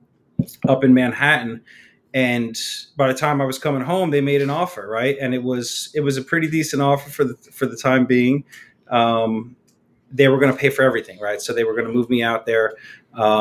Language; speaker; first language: English; native; English